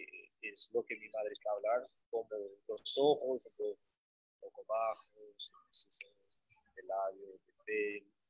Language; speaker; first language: Spanish; non-native, learner; Portuguese